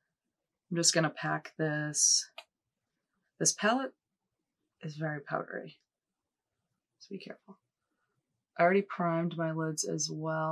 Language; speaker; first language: English; native; English